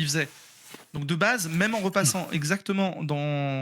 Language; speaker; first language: French; native; French